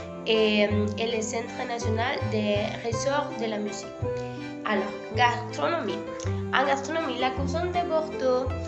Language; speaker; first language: French; non-native, learner; Spanish